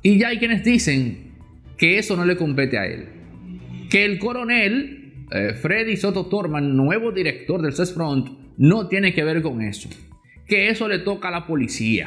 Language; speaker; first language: Spanish; native; Spanish